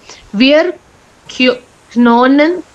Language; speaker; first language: German; non-native, learner; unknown